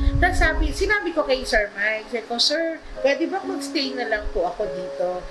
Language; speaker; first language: Filipino; non-native, local second language; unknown